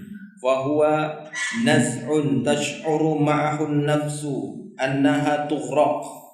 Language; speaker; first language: Arabic; non-native, fluent; Indonesian